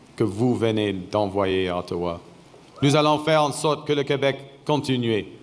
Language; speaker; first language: French; non-native, fluent; English